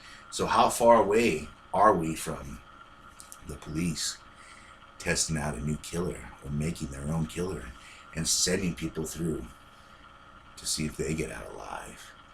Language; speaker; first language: English; native; English